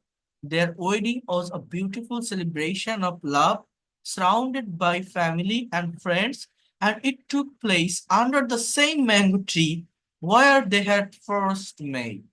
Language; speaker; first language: English; non-native, fluent; Bangla